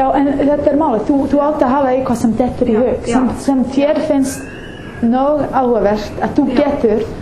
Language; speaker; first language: Icelandic; non-native, learner; English